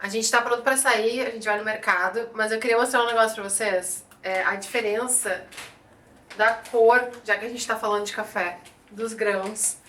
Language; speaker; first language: Portuguese; native; Portuguese